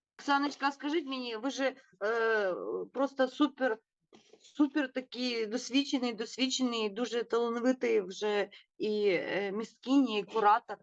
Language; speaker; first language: Ukrainian; non-native, local second language; Russian